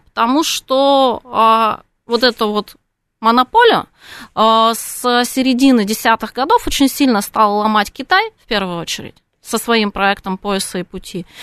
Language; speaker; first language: Russian; native; Russian